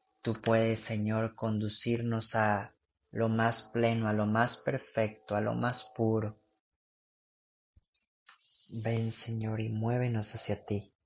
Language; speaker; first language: Spanish; native; Spanish